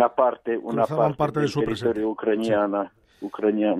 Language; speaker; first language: Spanish; non-native, fluent; Russian